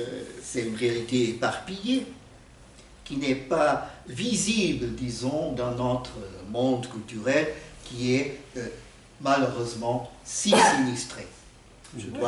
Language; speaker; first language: French; non-native, fluent; Portuguese